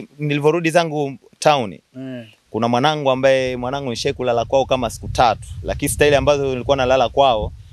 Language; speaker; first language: Swahili; native; Swahili